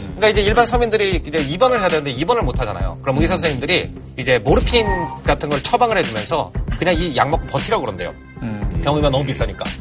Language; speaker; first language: Korean; non-native, fluent; Spanish